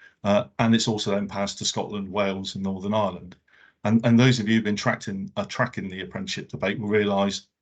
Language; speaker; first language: English; native; English